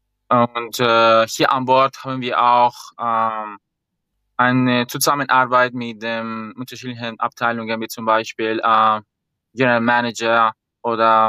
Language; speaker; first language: German; non-native, fluent; Spanish